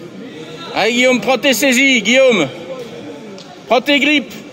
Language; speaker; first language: French; native; French